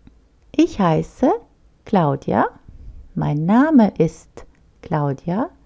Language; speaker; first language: German; non-native, fluent; Turkish